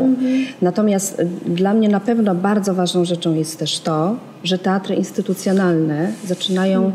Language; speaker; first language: Polish; native; Polish